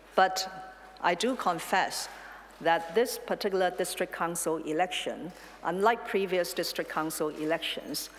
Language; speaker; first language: English; non-native, local second language; Chinese